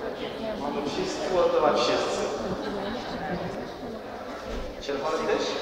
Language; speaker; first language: Polish; non-native, learner; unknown